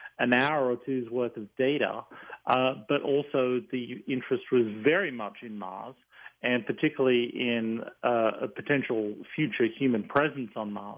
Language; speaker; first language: English; native; English